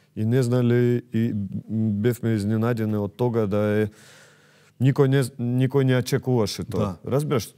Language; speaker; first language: Macedonian; non-native, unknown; Russian